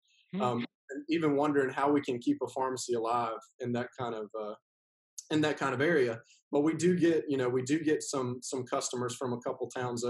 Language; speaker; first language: English; native; English